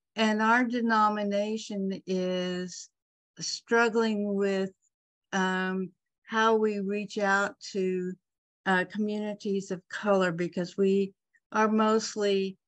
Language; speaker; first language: English; native; English